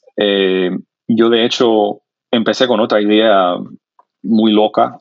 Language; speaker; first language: Spanish; non-native, fluent; English